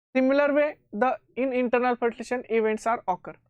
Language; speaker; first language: English; non-native, local second language; Marathi